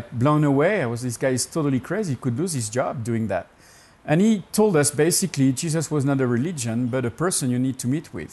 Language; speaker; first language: English; non-native, fluent; French